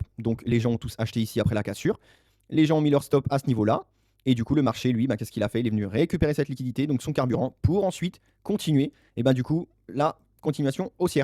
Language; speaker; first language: French; native; French